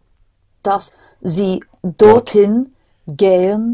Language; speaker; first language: German; non-native, learner; English